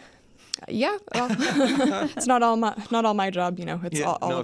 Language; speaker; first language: English; native; English